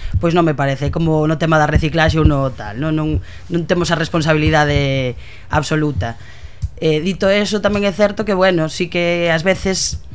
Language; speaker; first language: Galician; non-native, local second language; Spanish